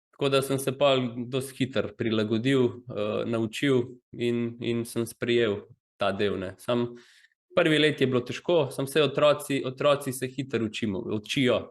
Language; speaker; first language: Slovenian; early bilingual, other home language; Croatian